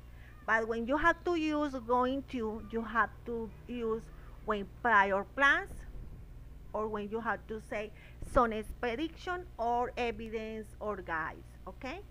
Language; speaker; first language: English; non-native, learner; Spanish